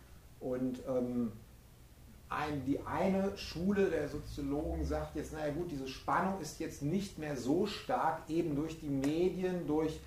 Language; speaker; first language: German; native; German